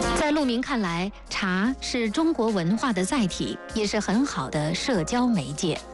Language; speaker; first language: Chinese; native; Chinese